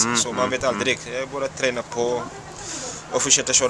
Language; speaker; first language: Swedish; non-native, fluent; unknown